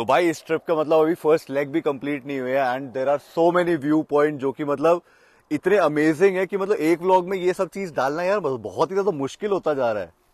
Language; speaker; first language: Hindi; native; Hindi